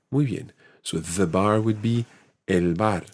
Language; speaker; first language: Spanish; non-native, fluent; English